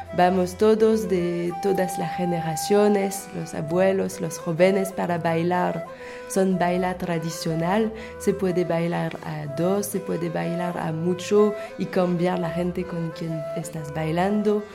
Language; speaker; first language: Spanish; non-native, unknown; French